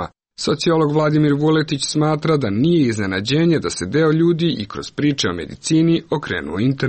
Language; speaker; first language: Serbian; native; Serbian